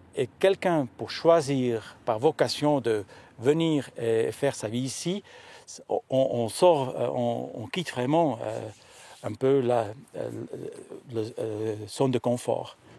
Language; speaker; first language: French; early bilingual, heritage; Spanish